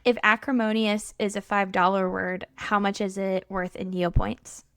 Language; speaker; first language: English; native; English